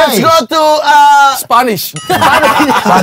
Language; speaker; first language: English; non-native, learner; Indonesian